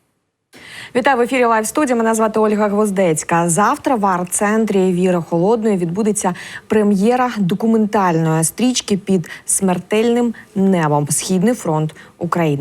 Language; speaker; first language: Ukrainian; native; Ukrainian